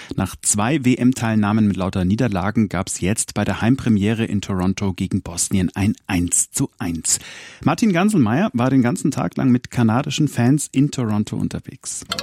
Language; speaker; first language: German; native; German